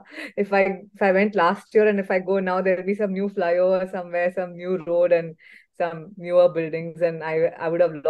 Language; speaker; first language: English; non-native, local second language; Tamil